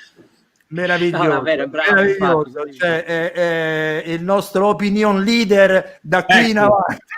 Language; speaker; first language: Italian; native; Italian